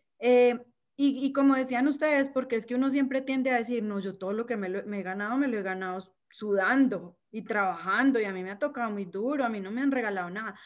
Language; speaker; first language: Spanish; native; Spanish